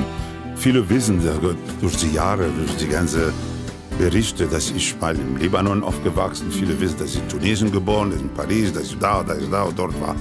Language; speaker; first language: German; non-native, fluent; Spanish